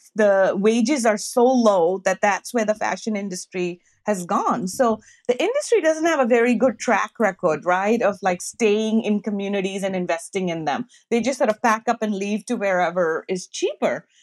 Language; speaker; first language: English; non-native, local second language; Urdu